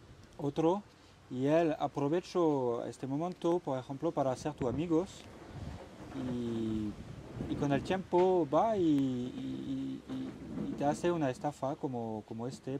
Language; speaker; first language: Spanish; non-native, learner; French